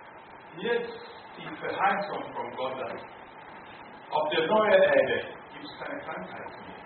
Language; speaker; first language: German; non-native, learner; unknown